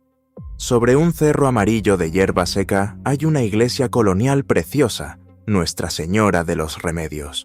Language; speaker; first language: Spanish; native; Spanish